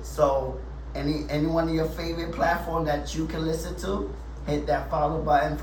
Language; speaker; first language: English; native; English